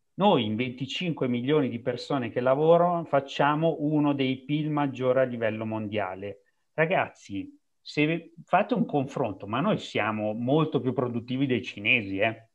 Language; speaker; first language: Italian; native; Italian